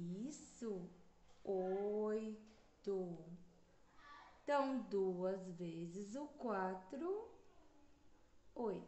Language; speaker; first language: Portuguese; native; Portuguese